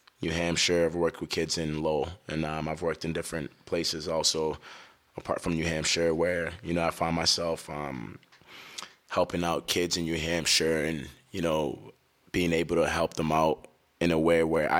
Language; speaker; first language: English; early bilingual, other home language; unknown